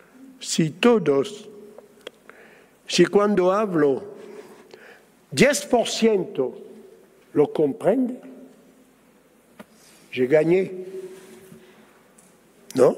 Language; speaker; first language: Spanish; early bilingual, heritage; Spanish